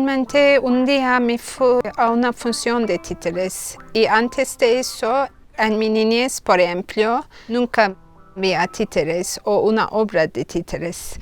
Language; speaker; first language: Spanish; non-native, fluent; Turkish